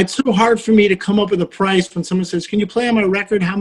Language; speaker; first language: English; native; English